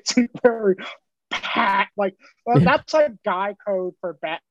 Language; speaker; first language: English; native; English